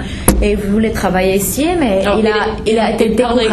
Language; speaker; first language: French; non-native, fluent; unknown